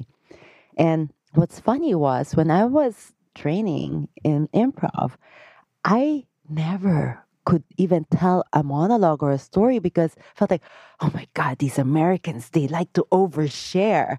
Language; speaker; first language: English; non-native, local second language; Filipino